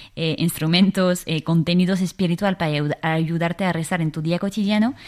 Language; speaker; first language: Spanish; non-native, fluent; French